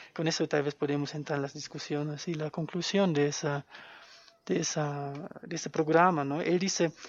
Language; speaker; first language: Spanish; non-native, fluent; German